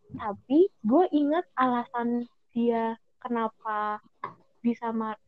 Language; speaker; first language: Indonesian; early bilingual, heritage; English